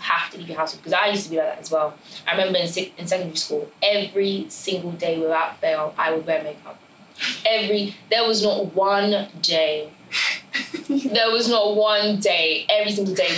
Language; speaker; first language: English; native; English